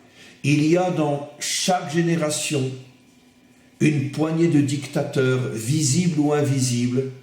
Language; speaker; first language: French; native; French